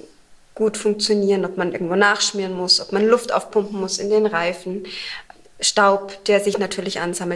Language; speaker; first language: German; native; German